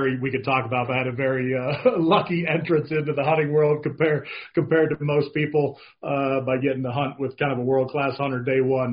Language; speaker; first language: English; native; English